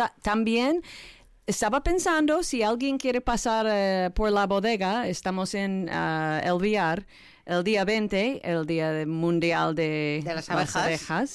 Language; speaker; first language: Spanish; non-native, learner; English